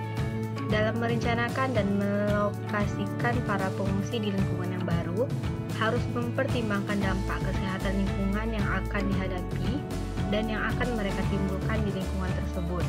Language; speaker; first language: Indonesian; native; Indonesian